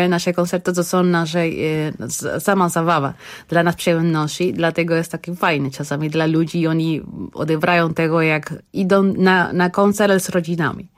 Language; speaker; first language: Polish; non-native, learner; Spanish